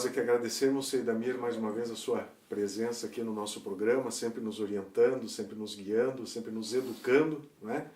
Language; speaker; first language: Portuguese; native; Portuguese